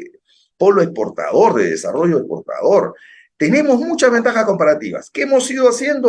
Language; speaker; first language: Spanish; native; Spanish